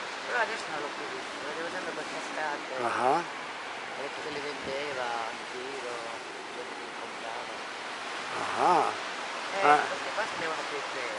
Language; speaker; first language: Italian; native; Italian